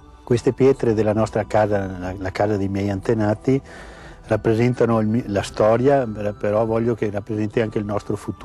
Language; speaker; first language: Italian; native; Italian